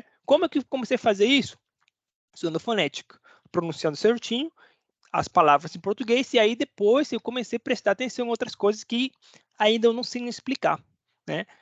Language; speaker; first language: Portuguese; non-native, fluent; Spanish